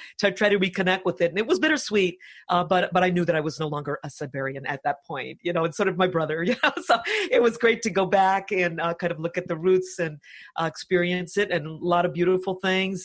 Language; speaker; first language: English; early bilingual, other home language; Finnish